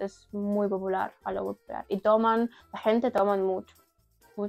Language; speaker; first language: Spanish; non-native, learner; Ukrainian